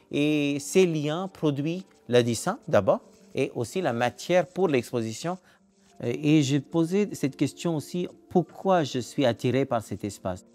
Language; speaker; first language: French; non-native, fluent; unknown